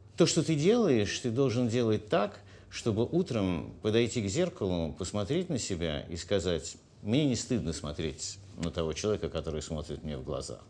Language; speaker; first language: Russian; native; Russian